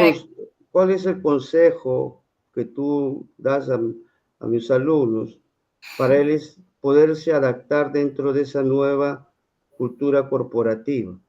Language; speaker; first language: Spanish; non-native, fluent; Portuguese